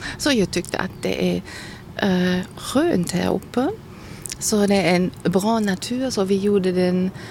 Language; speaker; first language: Swedish; non-native, learner; German